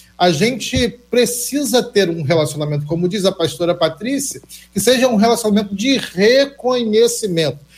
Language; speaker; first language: Portuguese; native; Portuguese